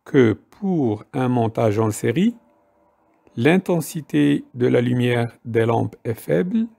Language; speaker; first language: French; non-native, local second language; Arabic